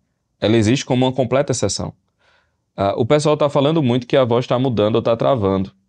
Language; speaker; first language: Portuguese; native; Portuguese